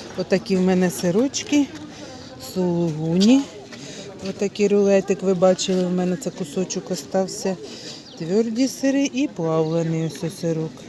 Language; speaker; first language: Ukrainian; native; Ukrainian